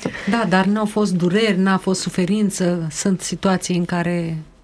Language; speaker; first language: Romanian; native; Romanian